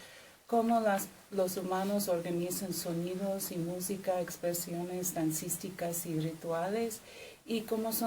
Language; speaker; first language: Spanish; non-native, fluent; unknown